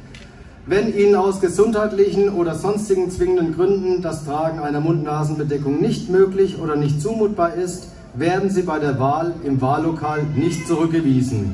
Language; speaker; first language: German; native; German